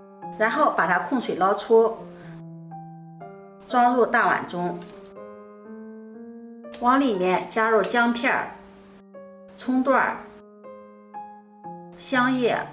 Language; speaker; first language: Chinese; native; Chinese